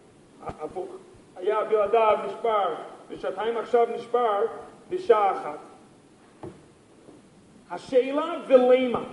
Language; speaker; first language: Hebrew; non-native, fluent; English